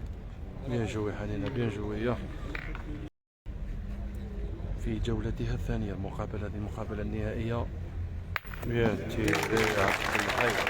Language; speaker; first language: Arabic; native; Arabic